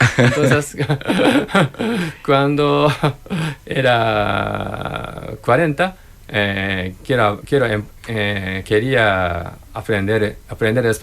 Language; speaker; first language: Spanish; non-native, learner; Japanese